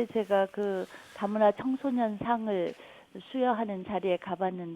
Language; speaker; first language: Korean; native; Korean